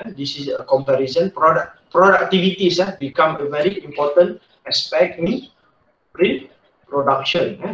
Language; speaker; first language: English; non-native, local second language; Malay